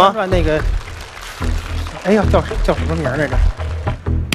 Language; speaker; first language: Chinese; native; Chinese